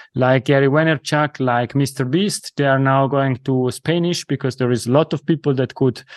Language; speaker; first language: English; non-native, fluent; Italian